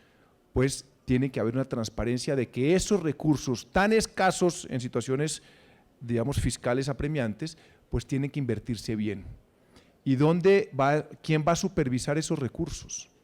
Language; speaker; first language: Spanish; native; Spanish